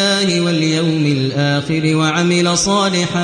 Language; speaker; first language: Arabic; native; Arabic